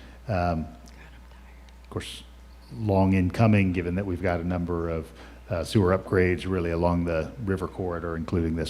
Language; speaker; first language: English; native; English